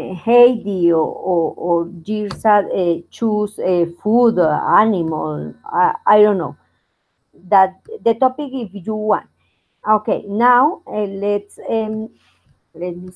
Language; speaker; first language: English; non-native, learner; Spanish